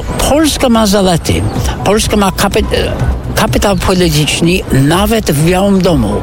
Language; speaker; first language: Polish; non-native, fluent; English